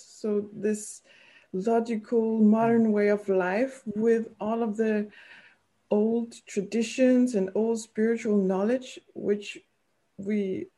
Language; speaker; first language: English; non-native, fluent; Danish